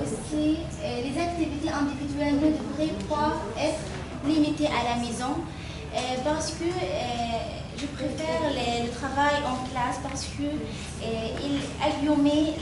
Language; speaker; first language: French; non-native, fluent; Arabic